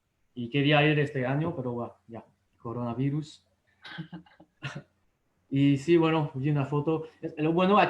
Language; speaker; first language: Spanish; non-native, fluent; French